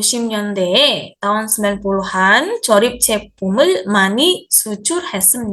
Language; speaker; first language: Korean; non-native, fluent; Indonesian